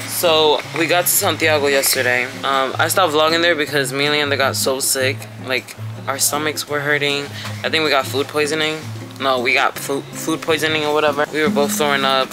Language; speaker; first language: English; early bilingual, other home language; Spanish